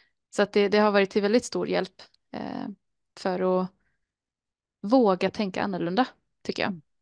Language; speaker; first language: Swedish; native; Swedish